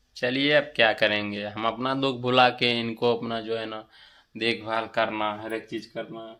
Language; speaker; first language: Hindi; native; Hindi